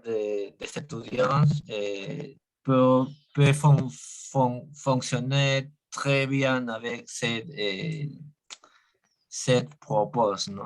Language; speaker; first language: French; non-native, learner; Spanish